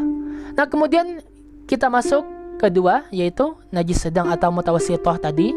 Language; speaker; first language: Indonesian; native; Indonesian